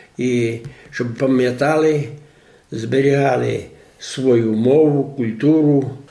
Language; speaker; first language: Ukrainian; native; Ukrainian